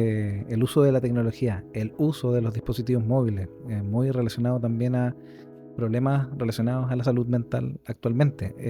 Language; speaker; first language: Spanish; native; Spanish